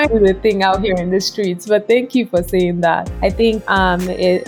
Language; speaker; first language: English; non-native, local second language; Yoruba